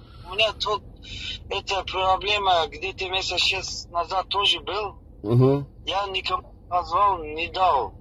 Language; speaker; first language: Russian; non-native, learner; Tajik